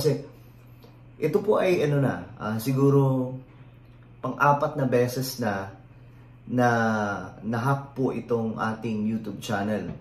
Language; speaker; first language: Filipino; native; Filipino